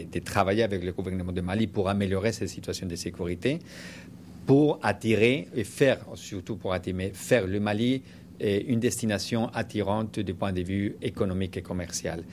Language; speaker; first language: French; non-native, fluent; Spanish